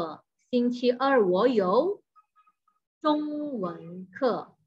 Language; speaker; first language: Chinese; non-native, fluent; Indonesian